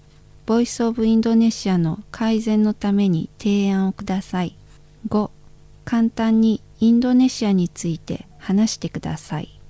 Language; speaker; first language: Japanese; non-native, fluent; Indonesian